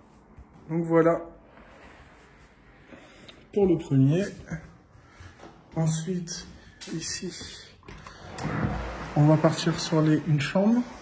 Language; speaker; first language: French; native; French